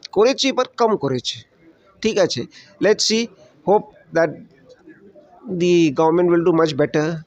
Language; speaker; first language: English; non-native, local second language; Bangla